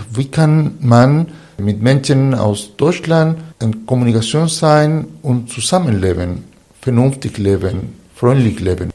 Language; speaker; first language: German; non-native, fluent; Spanish